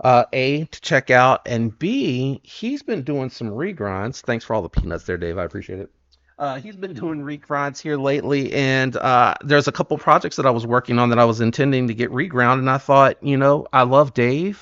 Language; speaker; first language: English; native; English